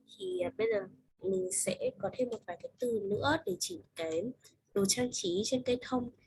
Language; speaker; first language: Vietnamese; native; Vietnamese